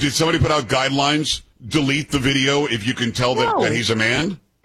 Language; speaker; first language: English; native; English